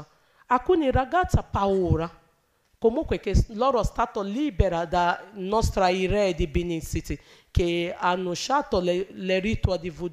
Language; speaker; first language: Italian; non-native, learner; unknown